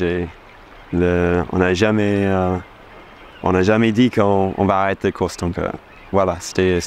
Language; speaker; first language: French; non-native, fluent; English